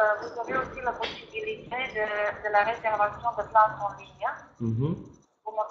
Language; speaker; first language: French; non-native, fluent; Croatian